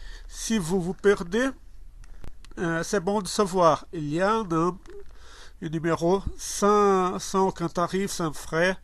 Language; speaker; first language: French; non-native, learner; Portuguese